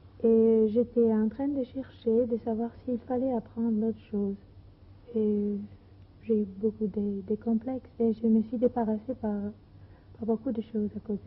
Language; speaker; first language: French; non-native, fluent; Greek